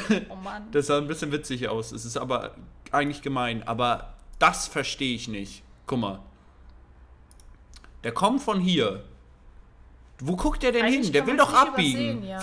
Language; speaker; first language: German; native; German